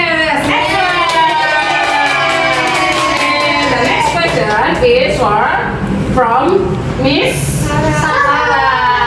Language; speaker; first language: English; non-native, learner; Indonesian